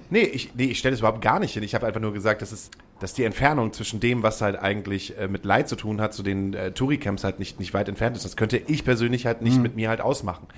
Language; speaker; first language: German; native; German